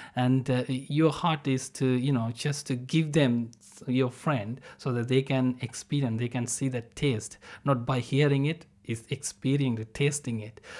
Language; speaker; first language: English; non-native, local second language; Tamil